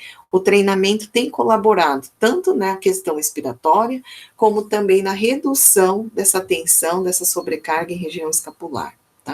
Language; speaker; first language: Portuguese; native; Portuguese